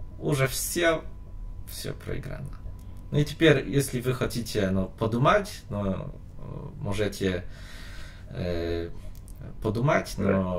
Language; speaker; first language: Russian; non-native, learner; Polish